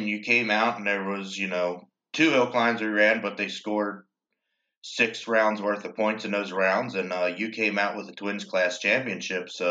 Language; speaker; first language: English; native; English